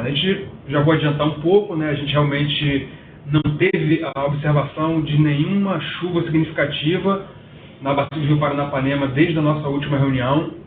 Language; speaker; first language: Portuguese; native; Portuguese